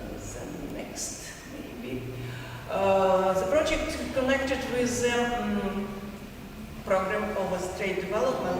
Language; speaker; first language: English; non-native, learner; Ukrainian